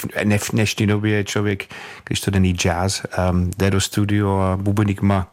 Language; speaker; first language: Czech; non-native, fluent; English